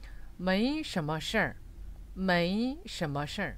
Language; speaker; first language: Chinese; non-native, fluent; Korean